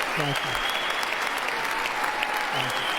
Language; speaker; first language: English; native; English